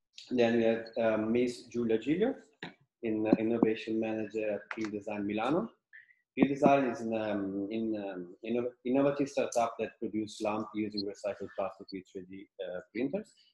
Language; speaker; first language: English; non-native, fluent; Italian